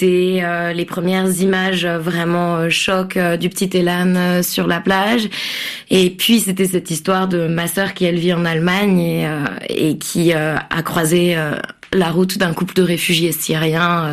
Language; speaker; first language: French; native; French